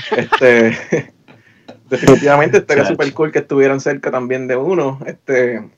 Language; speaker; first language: Spanish; native; Spanish